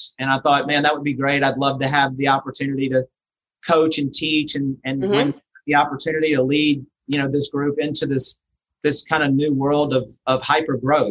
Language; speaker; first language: English; native; English